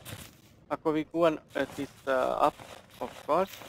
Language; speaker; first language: English; non-native, learner; Hungarian